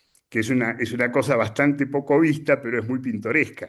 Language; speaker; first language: Spanish; native; Spanish